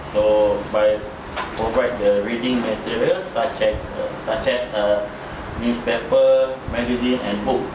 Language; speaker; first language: English; non-native, learner; Malay